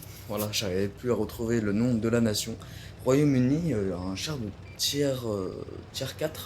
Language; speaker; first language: French; native; French